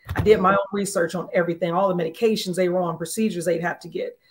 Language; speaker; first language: English; native; English